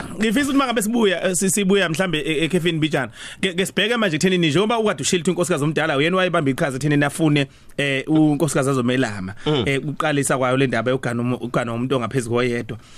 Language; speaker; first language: Zulu; native; Zulu